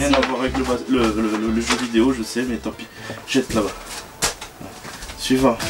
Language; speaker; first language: French; native; French